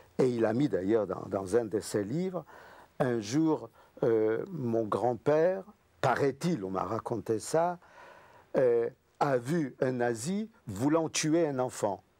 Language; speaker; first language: French; non-native, fluent; Yiddish